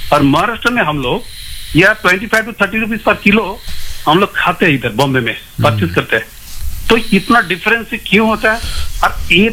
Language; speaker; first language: Hindi; non-native, local second language; Bangla